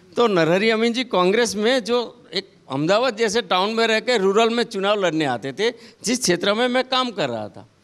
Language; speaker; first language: Hindi; non-native, local second language; Gujarati